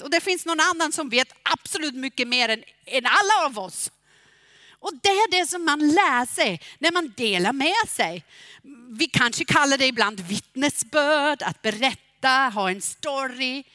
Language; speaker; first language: Swedish; non-native, fluent; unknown